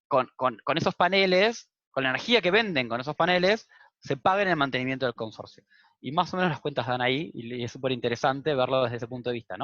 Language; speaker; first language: Spanish; native; Spanish